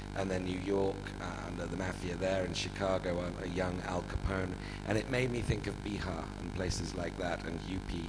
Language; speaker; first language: English; native; English